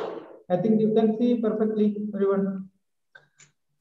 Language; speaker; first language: English; non-native, learner; Malayalam